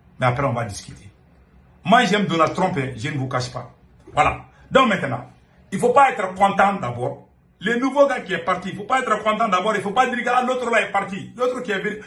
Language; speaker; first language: French; non-native, local second language; Bambara